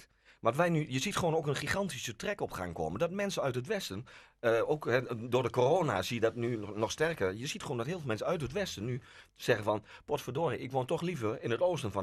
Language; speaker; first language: Dutch; native; Dutch